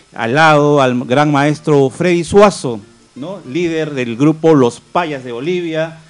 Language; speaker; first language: Spanish; native; Spanish